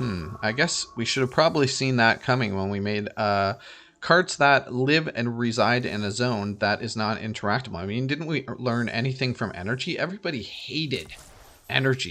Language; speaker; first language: English; native; English